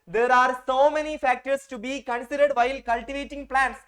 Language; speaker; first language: English; non-native, local second language; Malayalam